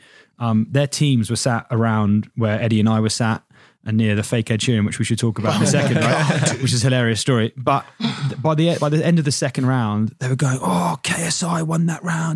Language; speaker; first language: English; native; English